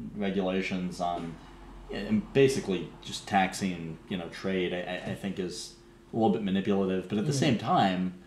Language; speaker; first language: English; native; English